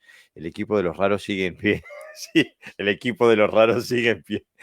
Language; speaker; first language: Spanish; native; Spanish